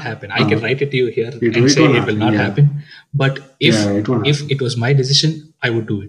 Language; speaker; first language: English; non-native, local second language; Tamil